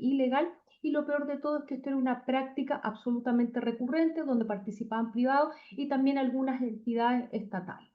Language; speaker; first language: Spanish; native; Spanish